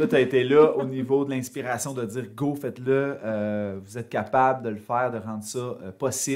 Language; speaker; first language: French; native; French